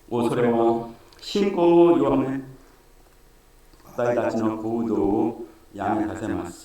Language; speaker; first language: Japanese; non-native, fluent; Korean